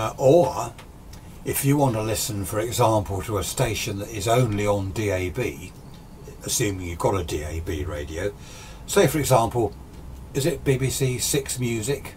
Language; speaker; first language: English; native; English